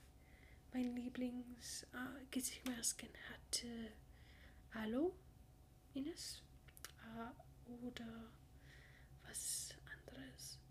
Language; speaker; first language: German; non-native, learner; English